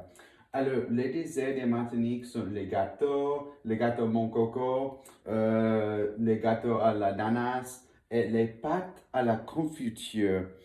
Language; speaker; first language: French; non-native, learner; English